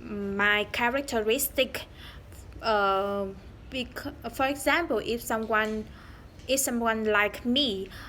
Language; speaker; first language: English; non-native, learner; Vietnamese